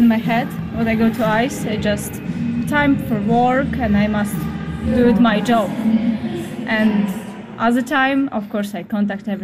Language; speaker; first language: English; non-native, fluent; Ukrainian